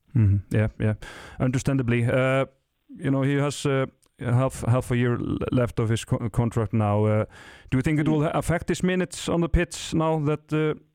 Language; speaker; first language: English; non-native, fluent; Icelandic